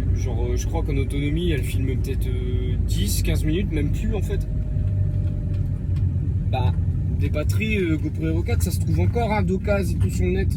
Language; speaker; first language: French; native; French